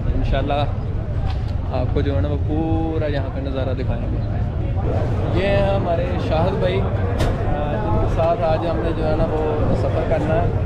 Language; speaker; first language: Urdu; native; Urdu